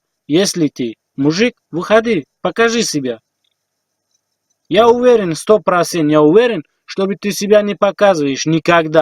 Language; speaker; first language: Russian; non-native, learner; Tajik